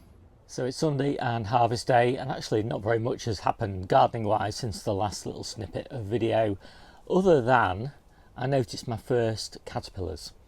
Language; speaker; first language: English; native; English